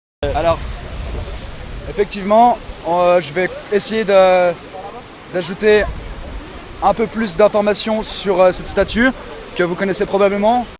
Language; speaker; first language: French; native; French